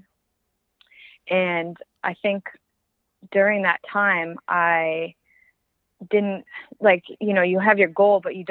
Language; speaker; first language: English; native; English